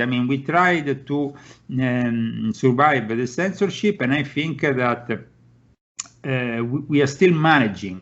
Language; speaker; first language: English; non-native, fluent; Italian